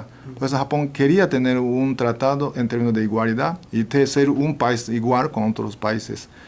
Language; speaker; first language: Spanish; non-native, fluent; Japanese